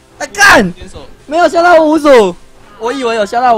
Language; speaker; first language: Chinese; native; Chinese